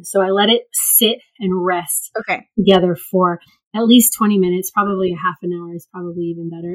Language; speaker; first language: English; native; English